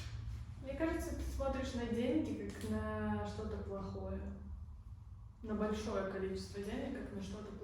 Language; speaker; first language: Russian; native; Russian